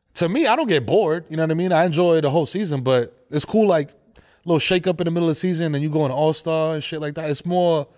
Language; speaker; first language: English; native; English